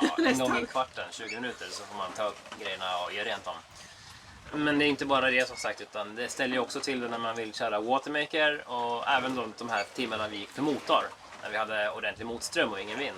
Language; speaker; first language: Swedish; native; Swedish